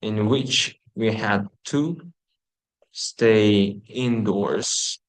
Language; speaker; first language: English; non-native, fluent; Uzbek